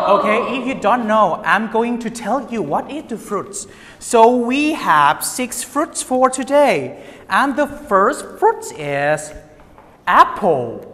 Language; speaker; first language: English; non-native, learner; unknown